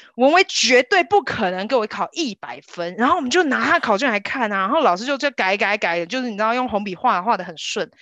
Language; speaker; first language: Chinese; native; Chinese